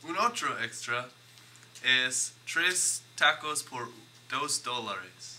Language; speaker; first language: Spanish; non-native, learner; English